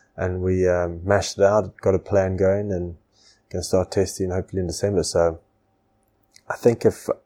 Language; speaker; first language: English; native; English